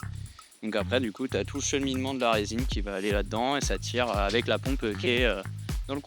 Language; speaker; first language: French; native; French